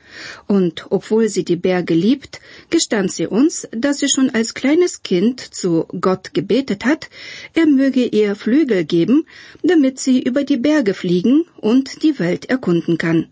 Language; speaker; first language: German; non-native, fluent; Bulgarian